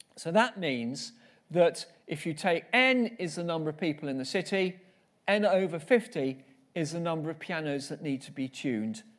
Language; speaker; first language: English; native; English